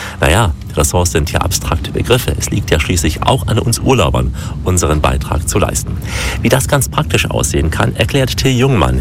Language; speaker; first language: German; native; German